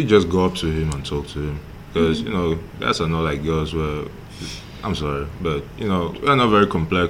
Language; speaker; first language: English; non-native, local second language; French